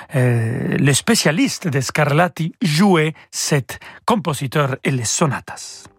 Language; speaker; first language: French; non-native, fluent; Spanish